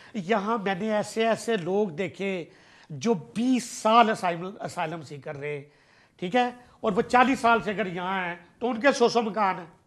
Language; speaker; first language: Urdu; non-native, local second language; Punjabi